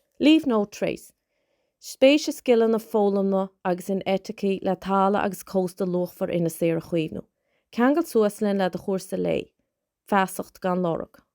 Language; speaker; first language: Irish; native; Irish